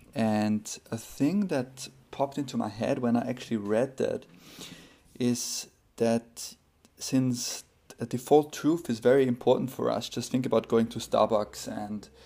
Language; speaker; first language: English; non-native, fluent; German